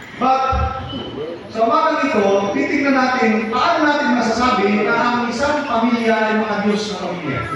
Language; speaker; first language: Filipino; non-native, local second language; Cebuano